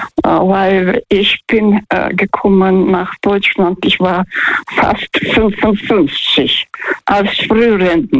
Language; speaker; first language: German; non-native, fluent; Russian